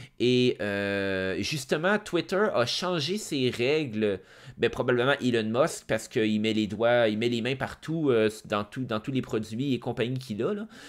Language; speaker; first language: French; native; French